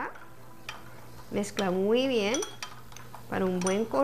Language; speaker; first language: Spanish; non-native, learner; English